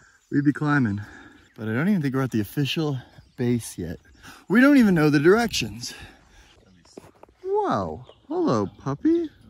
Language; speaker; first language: English; native; English